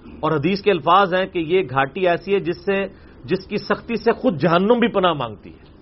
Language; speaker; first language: Urdu; non-native, local second language; Punjabi